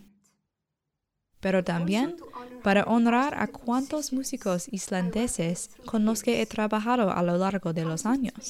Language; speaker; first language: Spanish; non-native, learner; English